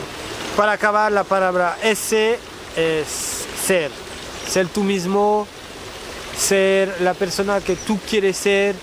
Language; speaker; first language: Spanish; non-native, fluent; French